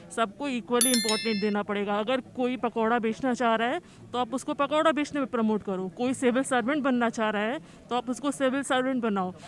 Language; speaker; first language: Hindi; native; Hindi